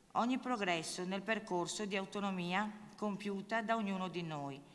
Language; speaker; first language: Italian; native; Italian